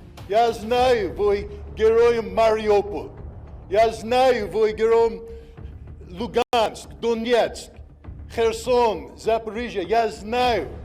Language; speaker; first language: Russian; non-native, learner; English